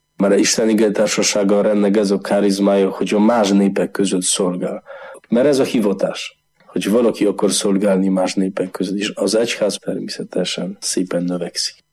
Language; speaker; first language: Hungarian; non-native, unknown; Polish